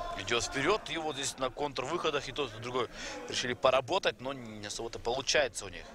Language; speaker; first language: Russian; non-native, local second language; Kyrgyz